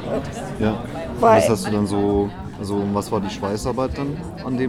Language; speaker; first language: German; native; German